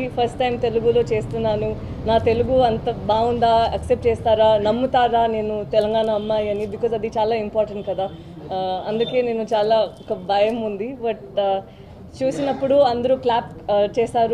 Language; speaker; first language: Telugu; non-native, local second language; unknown